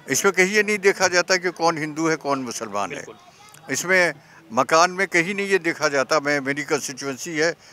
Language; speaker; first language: Hindi; native; Hindi